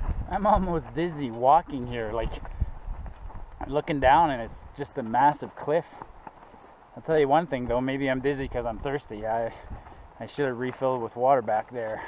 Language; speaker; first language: English; non-native, local second language; French